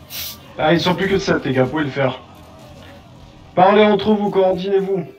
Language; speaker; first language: French; native; French